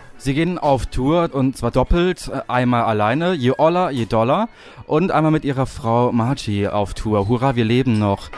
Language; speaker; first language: German; native; German